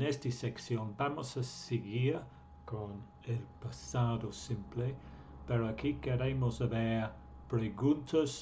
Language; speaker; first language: Spanish; non-native, fluent; English